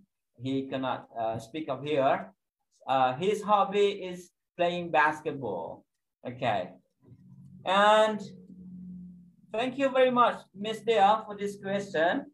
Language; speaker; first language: English; non-native, fluent; Indonesian